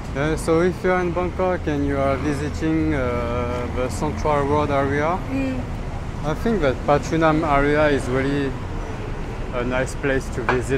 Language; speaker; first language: English; non-native, fluent; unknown